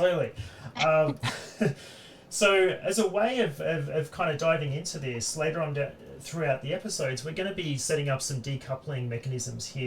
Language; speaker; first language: English; native; English